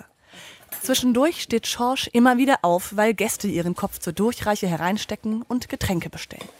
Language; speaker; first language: German; native; German